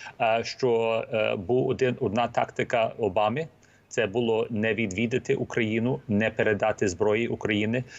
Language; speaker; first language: Ukrainian; early bilingual, heritage; Ukrainian